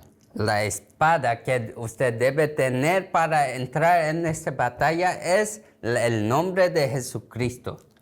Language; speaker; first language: Spanish; non-native, learner; Korean